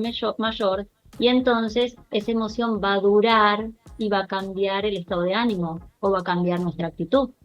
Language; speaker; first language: Spanish; native; Spanish